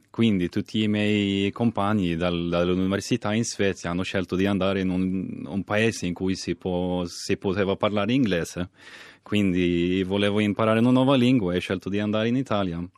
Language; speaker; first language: Italian; non-native, fluent; Swedish